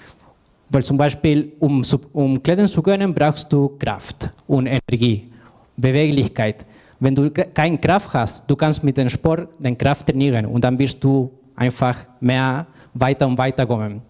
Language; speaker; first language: German; non-native, fluent; Spanish